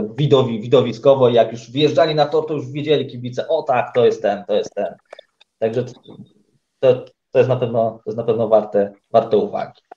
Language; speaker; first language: Polish; native; Polish